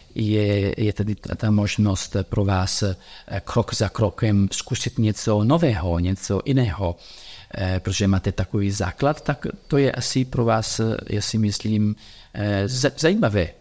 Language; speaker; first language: Czech; non-native, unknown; Italian